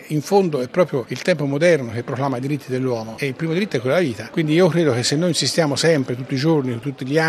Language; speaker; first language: Italian; native; Italian